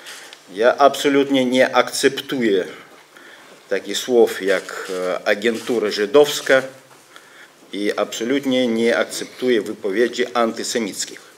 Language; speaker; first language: Polish; non-native, fluent; Russian